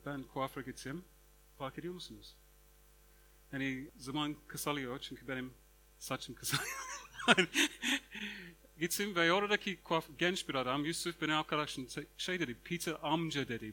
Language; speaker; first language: Turkish; non-native, fluent; English